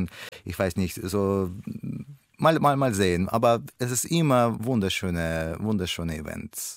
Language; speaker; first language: German; non-native, learner; Russian